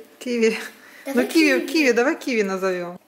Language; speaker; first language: Russian; native; Russian